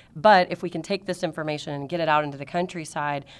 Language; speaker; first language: English; native; English